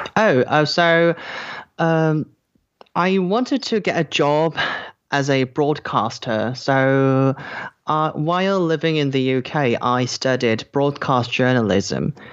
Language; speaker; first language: English; non-native, fluent; Korean